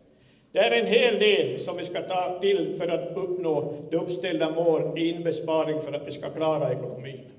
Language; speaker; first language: Swedish; native; Swedish